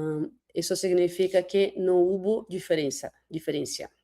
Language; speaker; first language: Spanish; non-native, fluent; Portuguese